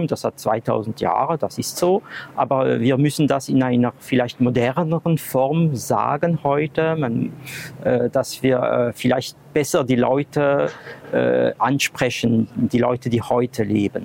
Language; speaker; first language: German; non-native, fluent; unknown